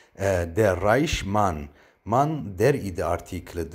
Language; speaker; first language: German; non-native, fluent; Turkish